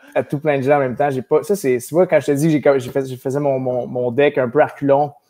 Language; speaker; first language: French; native; French